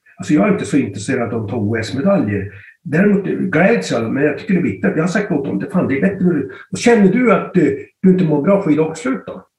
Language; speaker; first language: Swedish; native; Swedish